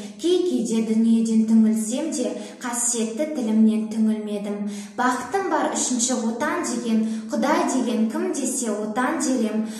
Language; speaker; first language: Kazakh; non-native, local second language; Russian